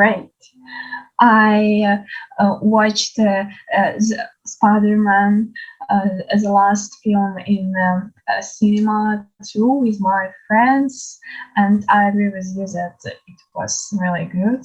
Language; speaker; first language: English; non-native, learner; Ukrainian